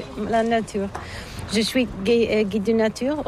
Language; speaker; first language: French; non-native, fluent; Bulgarian